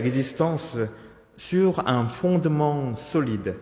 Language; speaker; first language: French; non-native, fluent; Korean